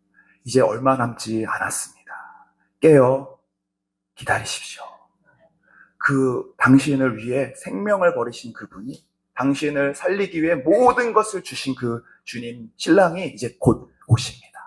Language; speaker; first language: Korean; native; Korean